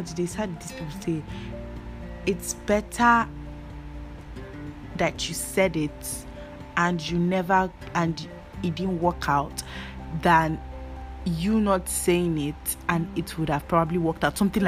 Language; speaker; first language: English; non-native, local second language; Yoruba